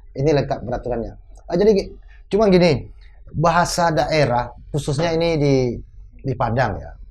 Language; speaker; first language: Indonesian; non-native, local second language; Minangkabau